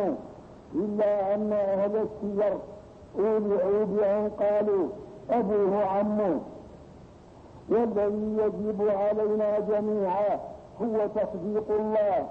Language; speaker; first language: Arabic; native; Arabic